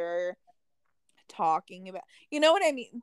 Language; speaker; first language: English; native; English